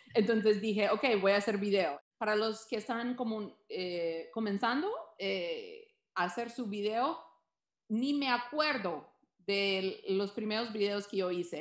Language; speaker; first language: Spanish; early bilingual, heritage; Spanish